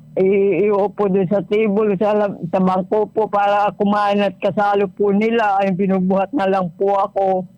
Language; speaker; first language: Filipino; native; Filipino